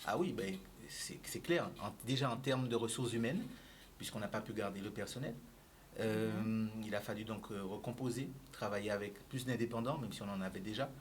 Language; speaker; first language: French; native; French